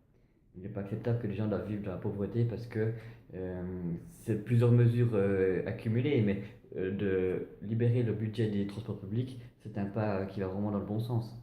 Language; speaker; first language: French; native; French